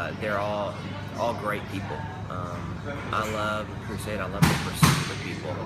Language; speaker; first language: English; native; English